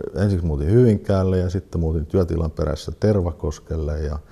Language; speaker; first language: Finnish; native; Finnish